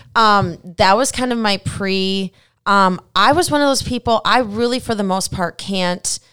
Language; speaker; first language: English; native; English